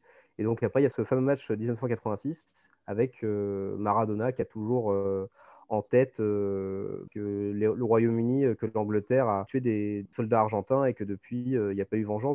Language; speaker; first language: French; native; French